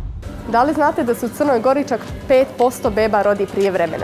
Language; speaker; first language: Croatian; native; Croatian